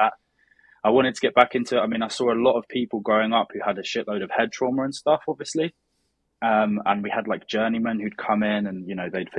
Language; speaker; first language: English; native; English